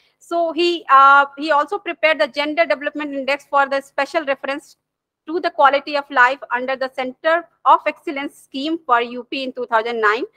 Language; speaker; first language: English; non-native, local second language; Hindi